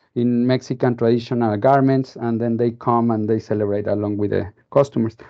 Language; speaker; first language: English; non-native, fluent; Spanish